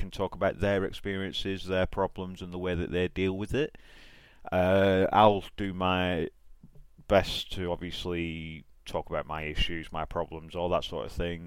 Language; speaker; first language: English; native; English